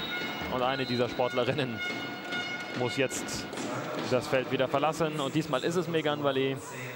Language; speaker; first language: German; native; German